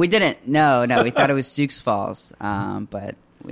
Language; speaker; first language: English; early bilingual, other home language; Arabic